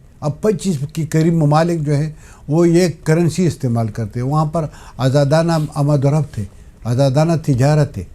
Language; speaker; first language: Urdu; non-native, local second language; Pashto